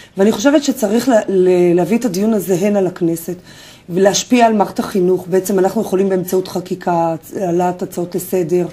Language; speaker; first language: Hebrew; native; Hebrew